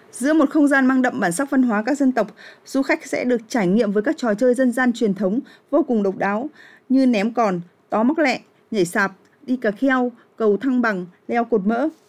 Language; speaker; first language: Vietnamese; native; Vietnamese